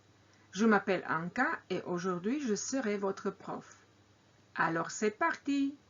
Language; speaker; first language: French; non-native, fluent; Croatian